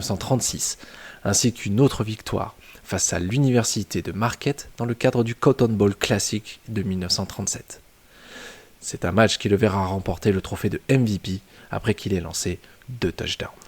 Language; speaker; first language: French; native; French